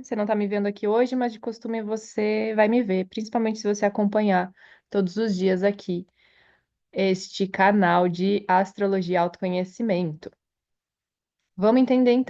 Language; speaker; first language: Portuguese; native; Portuguese